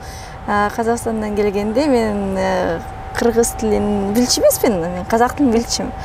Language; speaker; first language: Kyrgyz; early bilingual, other home language; Russian